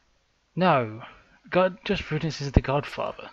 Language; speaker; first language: English; native; English